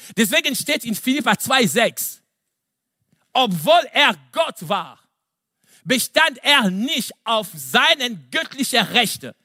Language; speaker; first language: German; non-native, fluent; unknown